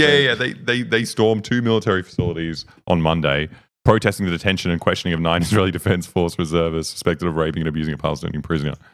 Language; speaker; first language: English; native; English